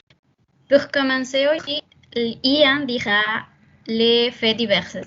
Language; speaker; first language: French; non-native, learner; Spanish